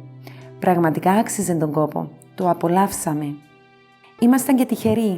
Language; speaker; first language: Greek; native; Greek